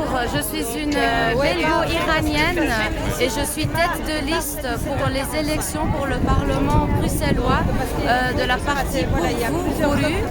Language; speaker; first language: French; early bilingual, other home language; Persian